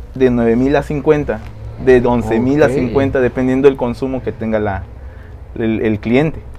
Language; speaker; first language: Spanish; native; Spanish